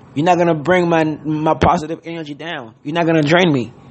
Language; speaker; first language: English; non-native, fluent; Haitian Creole